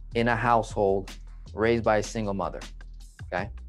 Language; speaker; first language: English; native; English